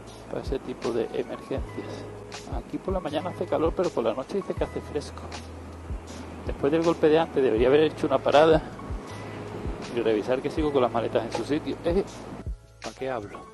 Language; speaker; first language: Spanish; native; Spanish